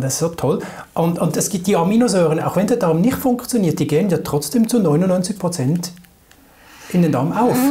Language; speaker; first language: German; native; German